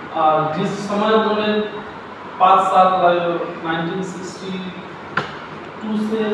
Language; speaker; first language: Hindi; non-native, local second language; Bangla